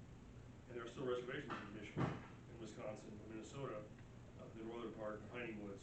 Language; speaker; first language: English; native; English